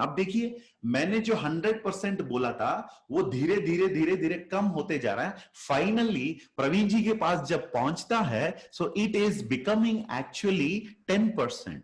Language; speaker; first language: Hindi; native; Hindi